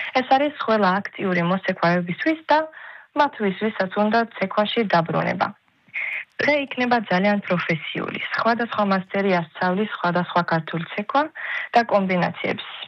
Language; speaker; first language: Georgian; early bilingual, heritage; Georgian